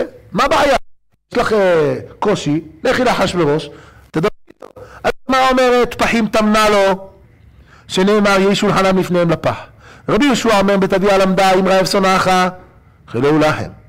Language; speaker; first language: Hebrew; native; Hebrew